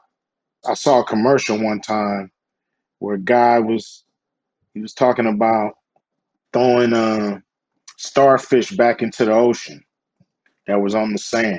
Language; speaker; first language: English; native; English